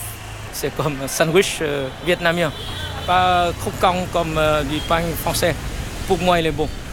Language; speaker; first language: French; non-native, fluent; Vietnamese